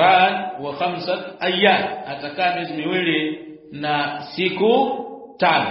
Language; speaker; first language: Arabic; non-native, fluent; Swahili